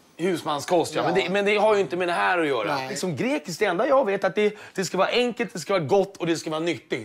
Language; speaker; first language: Swedish; native; Swedish